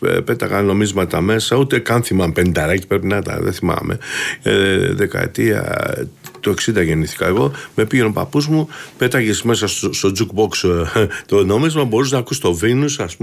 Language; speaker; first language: Greek; native; Greek